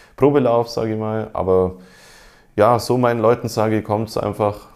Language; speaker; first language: German; native; German